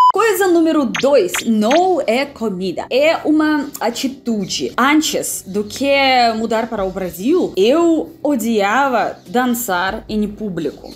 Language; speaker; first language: Portuguese; non-native, fluent; Russian